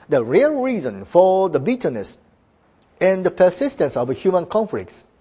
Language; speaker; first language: English; non-native, fluent; Japanese